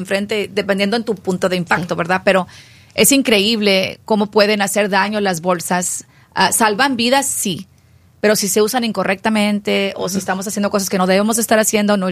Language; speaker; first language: Spanish; early bilingual, heritage; Spanish